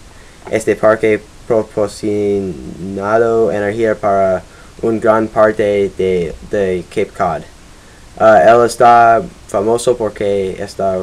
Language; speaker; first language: Spanish; non-native, learner; English